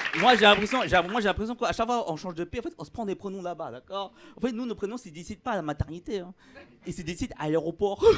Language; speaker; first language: French; early bilingual, other home language; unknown